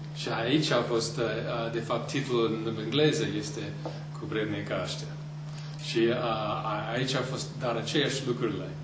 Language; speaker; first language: Romanian; non-native, fluent; English